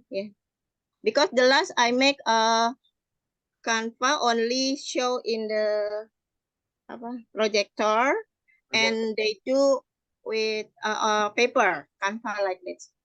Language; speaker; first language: English; non-native, learner; Indonesian